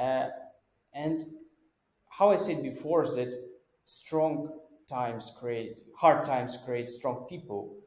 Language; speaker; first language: English; non-native, fluent; Russian